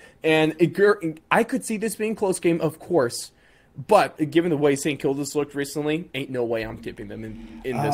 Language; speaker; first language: English; native; English